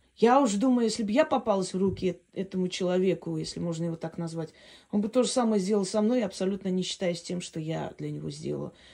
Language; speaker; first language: Russian; non-native, local second language; Armenian